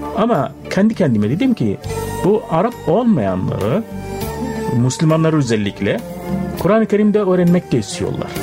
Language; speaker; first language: Turkish; non-native, fluent; Arabic